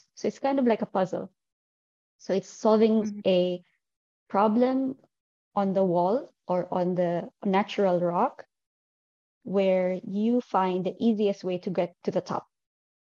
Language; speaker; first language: English; non-native, local second language; Filipino